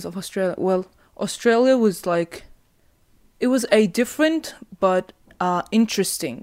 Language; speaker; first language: English; non-native, fluent; Arabic